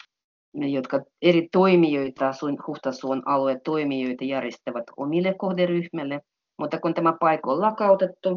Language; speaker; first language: Finnish; non-native, fluent; Russian